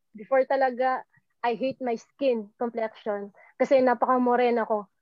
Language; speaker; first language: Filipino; non-native, local second language; Pampanga